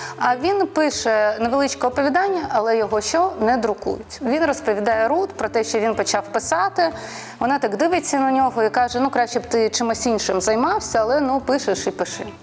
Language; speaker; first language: Ukrainian; non-native, local second language; Russian